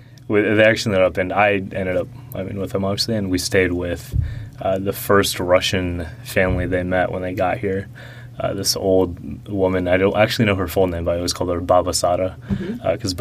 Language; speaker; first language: English; early bilingual, other home language; Russian